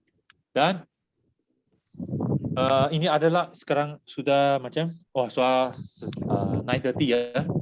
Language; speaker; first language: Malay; non-native, local second language; Chinese